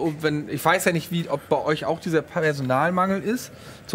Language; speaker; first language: German; native; German